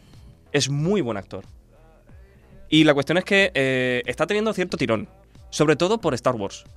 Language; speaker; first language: Spanish; native; Spanish